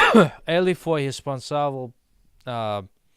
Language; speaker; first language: Portuguese; non-native, learner; English